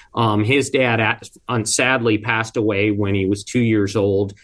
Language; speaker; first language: English; early bilingual, other home language; Hindi